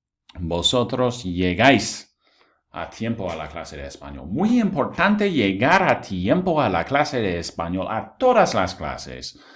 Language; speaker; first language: Spanish; non-native, fluent; English